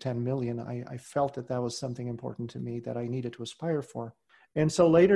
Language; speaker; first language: English; non-native, fluent; Portuguese